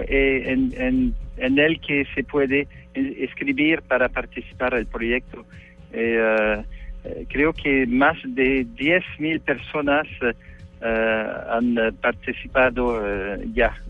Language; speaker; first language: Spanish; non-native, learner; French